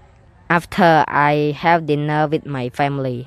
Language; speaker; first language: English; non-native, learner; Khmer